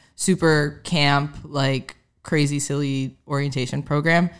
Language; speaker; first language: English; native; English